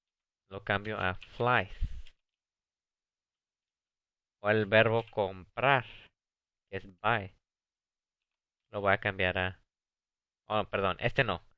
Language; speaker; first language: Spanish; early bilingual, heritage; Spanish